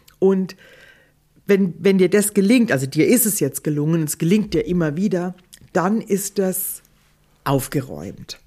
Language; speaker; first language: German; native; German